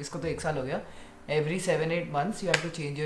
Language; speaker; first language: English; non-native, local second language; Hindi